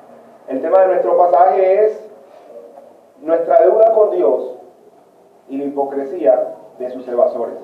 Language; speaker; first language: Spanish; native; Spanish